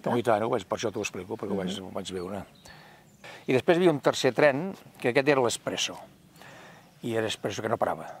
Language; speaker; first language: Catalan; native; Catalan